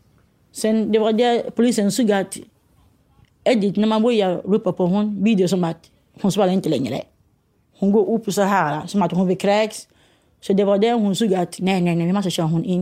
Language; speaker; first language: Swedish; non-native, learner; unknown